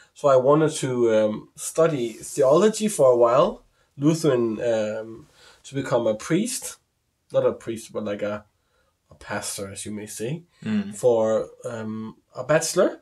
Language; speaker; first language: English; non-native, fluent; Danish